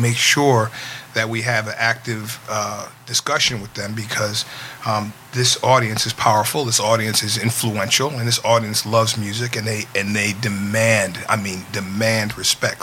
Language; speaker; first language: English; native; English